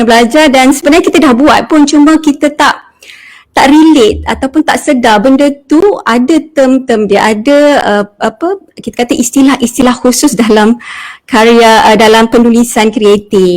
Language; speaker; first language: Malay; native; Malay